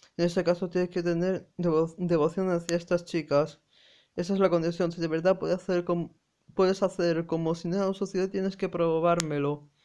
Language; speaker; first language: Spanish; native; Spanish